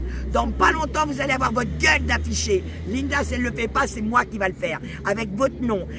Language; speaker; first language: French; native; French